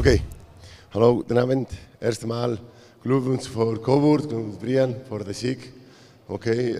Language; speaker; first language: German; non-native, learner; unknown